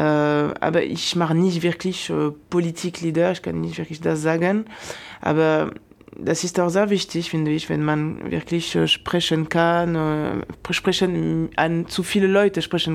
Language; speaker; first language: German; non-native, fluent; French